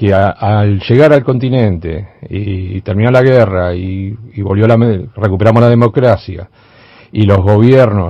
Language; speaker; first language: Spanish; native; Spanish